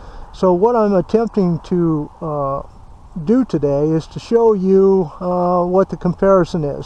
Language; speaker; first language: English; native; English